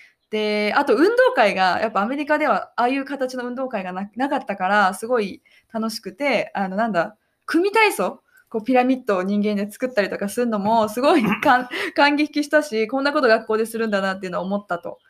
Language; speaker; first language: Japanese; native; Japanese